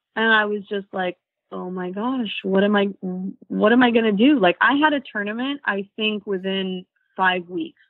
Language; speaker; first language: English; native; English